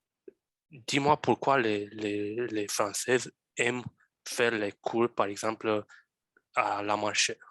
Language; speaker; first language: French; non-native, fluent; Romanian